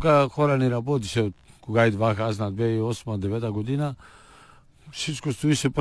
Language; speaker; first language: Bulgarian; non-native, learner; Greek